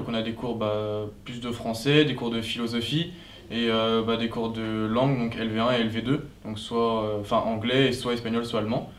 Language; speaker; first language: French; native; French